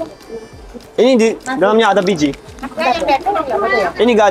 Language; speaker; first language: Indonesian; non-native, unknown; Japanese